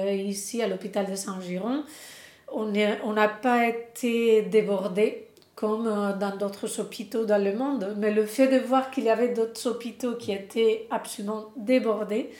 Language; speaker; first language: French; non-native, fluent; Spanish